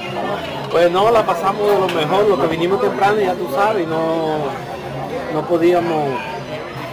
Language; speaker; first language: Spanish; native; Spanish